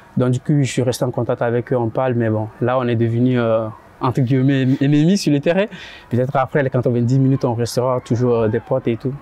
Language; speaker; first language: French; non-native, local second language; Ewe